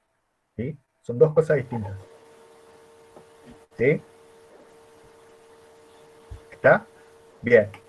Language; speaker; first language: Spanish; native; Spanish